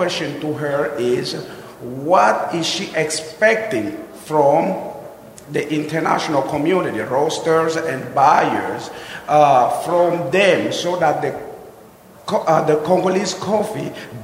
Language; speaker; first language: English; non-native, fluent; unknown